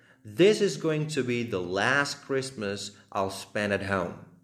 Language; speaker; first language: English; non-native, fluent; Slovak